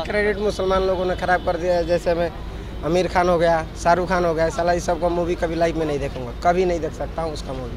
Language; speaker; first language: Hindi; native; Hindi